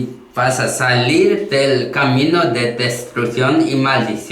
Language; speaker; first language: Spanish; non-native, learner; Korean